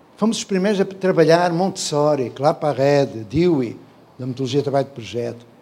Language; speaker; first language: Portuguese; native; Portuguese